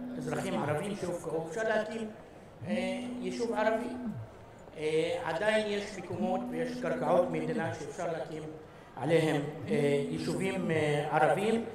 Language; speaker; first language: Hebrew; non-native, local second language; Arabic